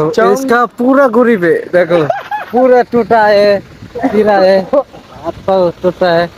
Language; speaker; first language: Hindi; non-native, learner; Bangla